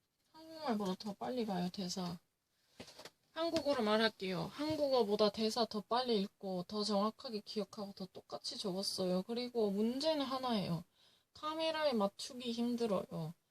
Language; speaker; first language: Korean; early bilingual, heritage; Korean